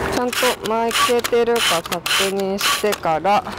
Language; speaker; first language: Japanese; early bilingual, heritage; Japanese